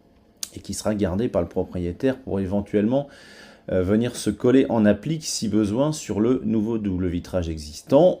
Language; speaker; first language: French; native; French